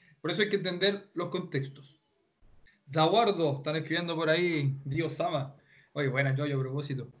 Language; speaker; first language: Spanish; native; Spanish